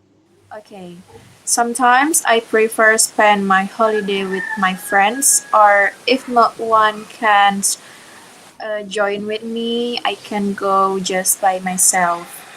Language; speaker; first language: English; non-native, learner; Indonesian